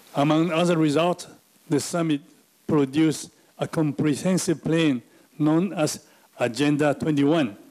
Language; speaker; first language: English; non-native, fluent; Chinese